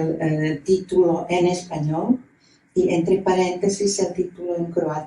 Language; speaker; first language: Spanish; non-native, fluent; Croatian